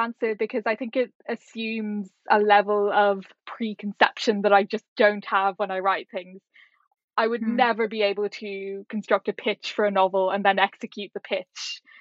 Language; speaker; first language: English; native; English